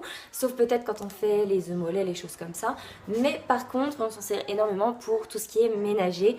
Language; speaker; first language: French; native; French